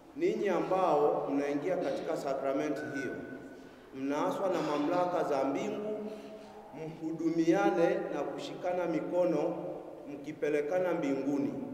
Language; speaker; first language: Swahili; non-native, local second language; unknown